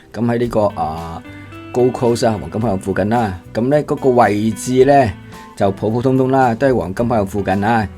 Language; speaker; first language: Cantonese; native; Cantonese